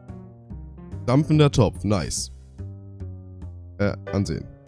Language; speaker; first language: German; native; German